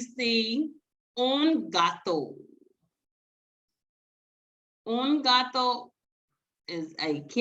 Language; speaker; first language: Spanish; non-native, fluent; English